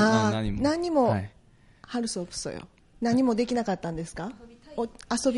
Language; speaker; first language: Japanese; native; Japanese